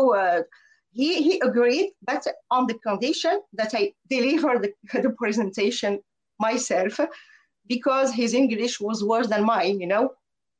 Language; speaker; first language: English; non-native, fluent; French